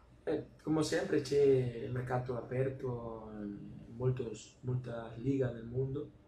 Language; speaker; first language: Italian; non-native, learner; Spanish